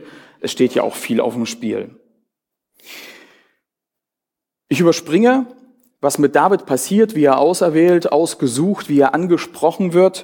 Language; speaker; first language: German; native; German